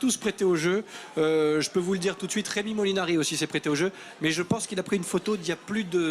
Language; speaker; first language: French; native; French